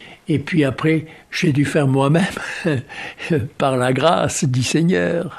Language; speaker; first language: French; native; French